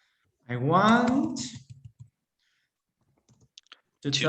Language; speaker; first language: English; non-native, learner; Spanish